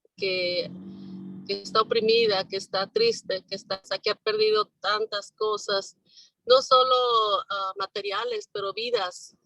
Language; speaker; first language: Spanish; native; Spanish